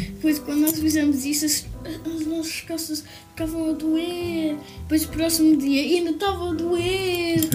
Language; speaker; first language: Portuguese; early bilingual, heritage; Portuguese